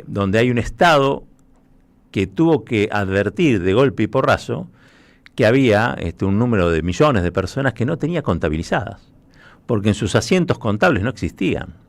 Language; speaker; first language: Spanish; native; Spanish